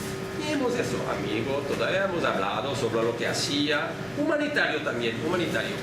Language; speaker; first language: Spanish; non-native, learner; French